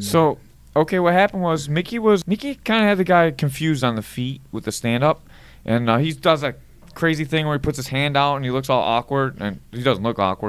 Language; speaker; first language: English; native; English